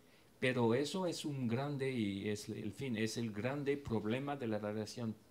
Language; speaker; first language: Spanish; non-native, fluent; French